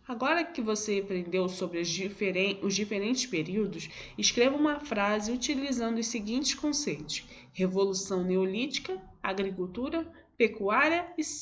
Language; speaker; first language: Portuguese; native; Portuguese